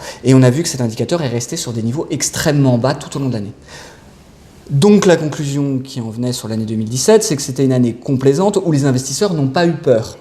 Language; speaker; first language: French; native; French